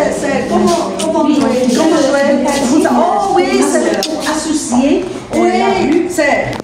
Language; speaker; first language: French; non-native, fluent; Chinese